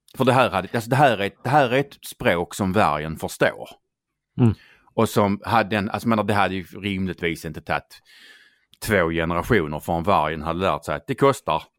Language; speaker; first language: Swedish; native; Swedish